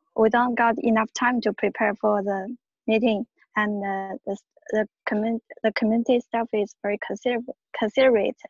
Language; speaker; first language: English; non-native, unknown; Chinese